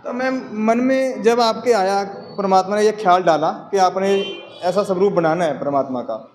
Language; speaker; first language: Hindi; non-native, local second language; Punjabi